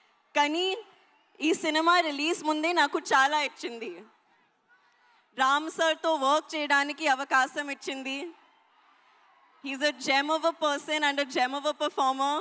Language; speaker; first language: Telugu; non-native, learner; Hindi